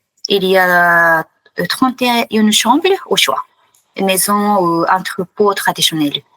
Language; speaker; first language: French; non-native, fluent; Japanese